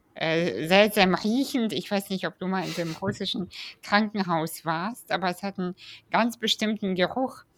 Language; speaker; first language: German; early bilingual, other home language; Russian